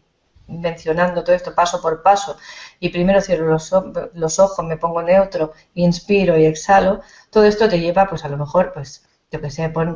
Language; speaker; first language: Spanish; native; Spanish